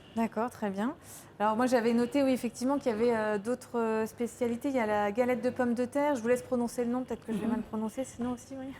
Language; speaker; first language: French; native; French